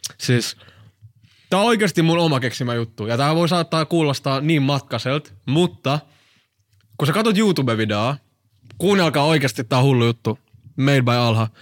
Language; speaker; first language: Finnish; early bilingual, other home language; Arabic